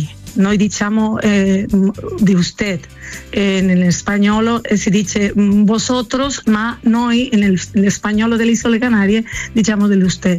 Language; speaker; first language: Italian; non-native, fluent; Spanish